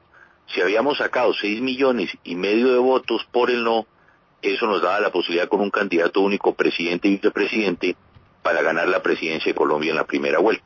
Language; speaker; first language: Spanish; native; Spanish